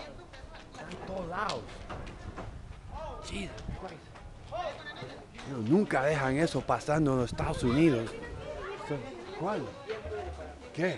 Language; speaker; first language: Spanish; non-native, fluent; English